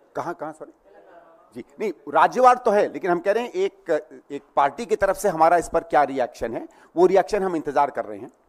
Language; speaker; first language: Hindi; native; Hindi